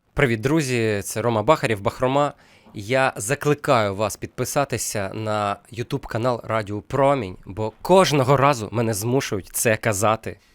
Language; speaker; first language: Ukrainian; non-native, local second language; Russian